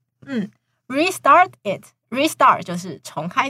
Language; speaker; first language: Chinese; native; Chinese